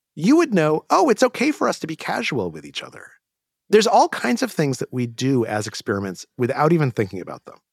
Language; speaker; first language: English; native; English